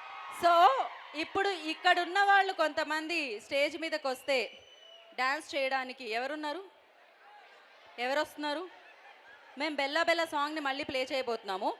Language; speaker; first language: Telugu; native; Telugu